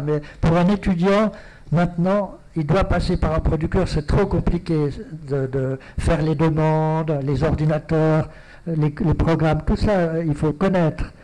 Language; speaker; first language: French; native; French